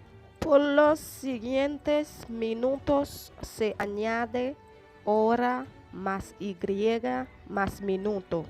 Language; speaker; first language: Spanish; non-native, fluent; Haitian Creole